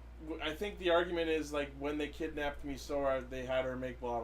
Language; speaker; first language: English; native; English